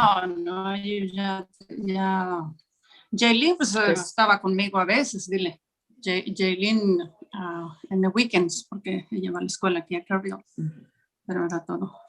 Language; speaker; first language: Spanish; native; Spanish